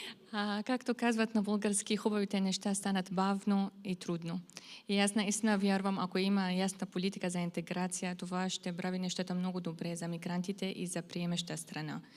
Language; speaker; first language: Bulgarian; non-native, fluent; Arabic